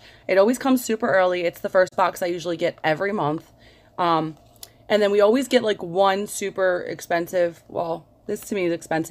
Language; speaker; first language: English; native; English